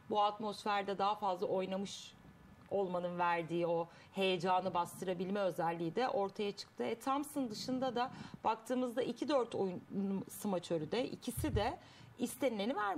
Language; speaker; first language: Turkish; native; Turkish